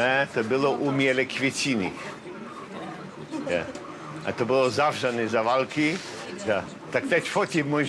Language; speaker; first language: Czech; non-native, learner; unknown